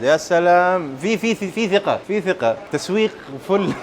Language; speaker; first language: Arabic; native; Arabic